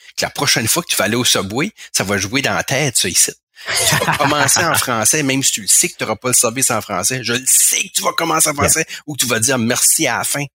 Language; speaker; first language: French; native; French